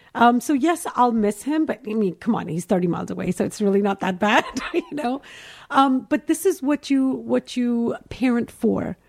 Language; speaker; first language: English; early bilingual, heritage; Hindi